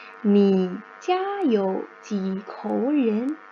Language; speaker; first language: Chinese; non-native, fluent; Indonesian